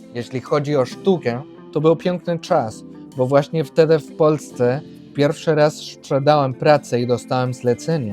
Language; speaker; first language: Polish; non-native, fluent; Spanish